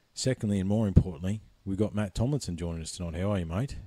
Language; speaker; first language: English; native; English